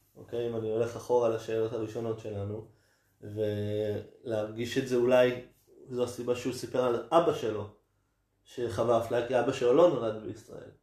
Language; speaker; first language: Hebrew; native; Hebrew